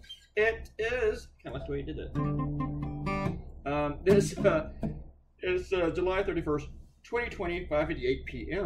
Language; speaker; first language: English; native; English